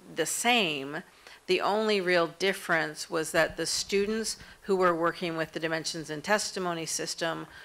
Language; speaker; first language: English; native; English